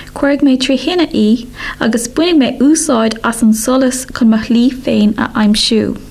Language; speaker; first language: Irish; non-native, local second language; English